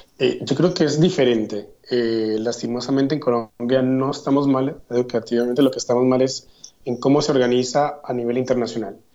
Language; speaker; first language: Spanish; native; Spanish